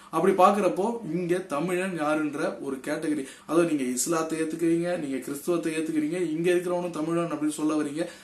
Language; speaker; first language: Tamil; non-native, local second language; Telugu